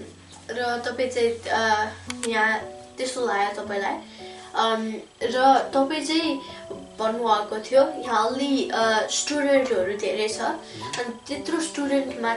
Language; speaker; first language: Nepali; early bilingual, heritage; Nepali